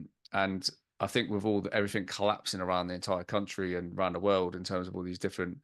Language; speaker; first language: English; native; English